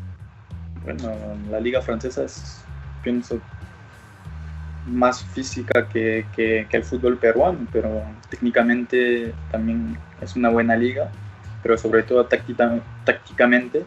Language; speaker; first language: Spanish; early bilingual, other home language; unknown